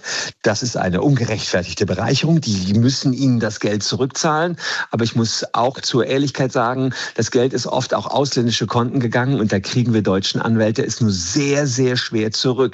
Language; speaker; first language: German; native; German